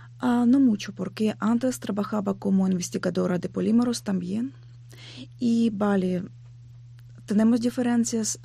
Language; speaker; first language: Spanish; non-native, learner; Ukrainian